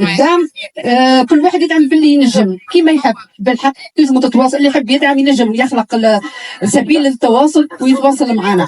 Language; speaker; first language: Arabic; native; Arabic